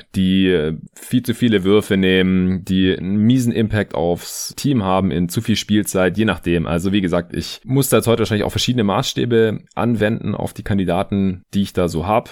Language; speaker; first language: German; native; German